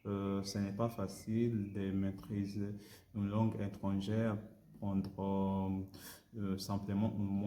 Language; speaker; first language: French; non-native, learner; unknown